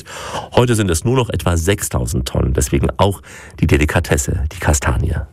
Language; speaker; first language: German; native; German